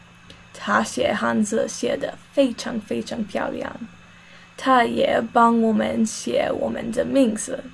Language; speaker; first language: Chinese; non-native, learner; English